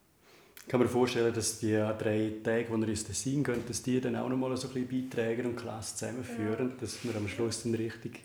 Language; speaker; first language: German; native; German